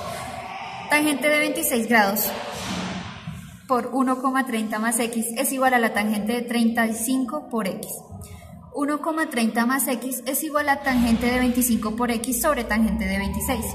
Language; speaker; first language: Spanish; native; Spanish